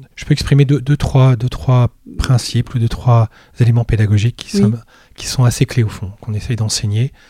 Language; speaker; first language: French; native; French